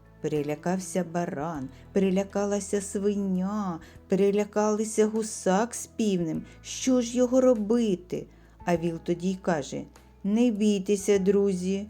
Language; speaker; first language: Ukrainian; native; Ukrainian